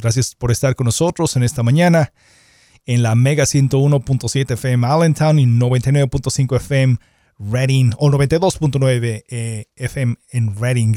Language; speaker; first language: Spanish; native; Spanish